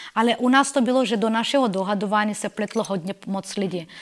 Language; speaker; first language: Czech; non-native, fluent; Bulgarian